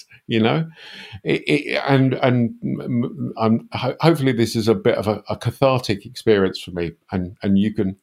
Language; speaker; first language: English; native; English